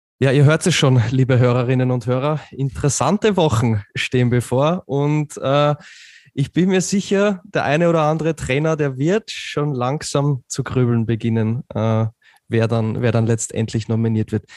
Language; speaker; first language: German; native; German